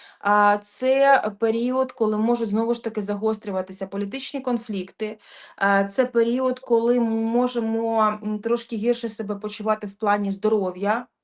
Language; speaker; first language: Ukrainian; non-native, local second language; Russian